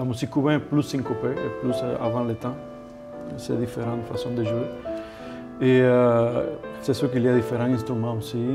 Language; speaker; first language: French; non-native, fluent; Spanish